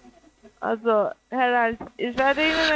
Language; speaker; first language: German; non-native, learner; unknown